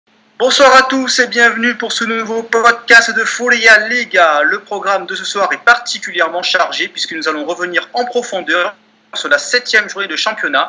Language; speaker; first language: French; native; French